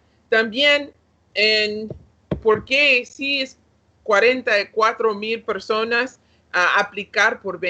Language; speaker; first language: Spanish; non-native, learner; English